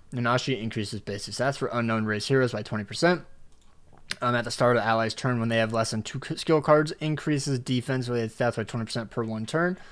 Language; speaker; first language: English; native; English